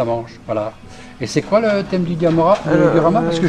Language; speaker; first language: French; native; French